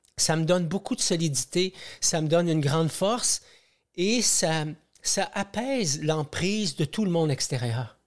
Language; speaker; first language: French; native; French